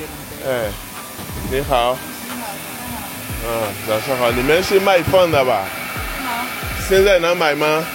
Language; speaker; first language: Chinese; non-native, learner; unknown